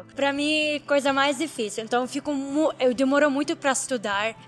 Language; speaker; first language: Portuguese; non-native, learner; Arabic